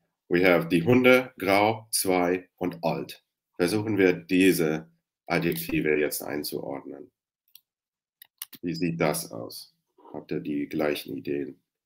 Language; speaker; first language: German; non-native, fluent; English